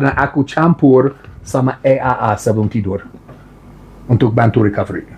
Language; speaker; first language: Indonesian; non-native, learner; English